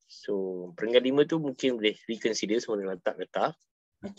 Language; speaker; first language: Malay; native; Malay